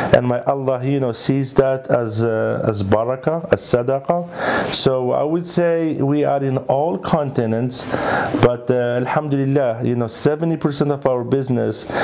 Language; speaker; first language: English; early bilingual, other home language; Arabic